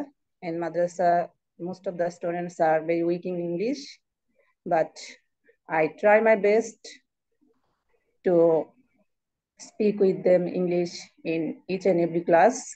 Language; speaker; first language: English; non-native, learner; Bangla